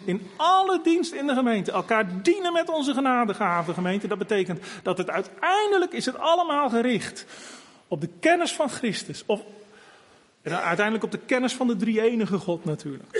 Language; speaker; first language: Dutch; native; Dutch